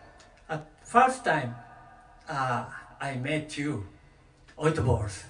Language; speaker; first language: English; non-native, learner; Japanese